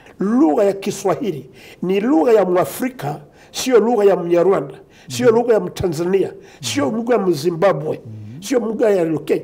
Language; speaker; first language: Swahili; non-native, local second language; Kinyarwanda